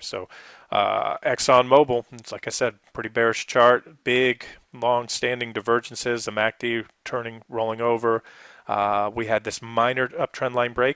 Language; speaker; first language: English; native; English